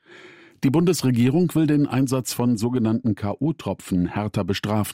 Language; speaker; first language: German; native; German